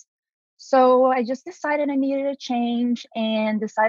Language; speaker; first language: English; non-native, fluent; Portuguese